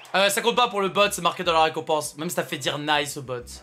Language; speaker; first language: French; native; French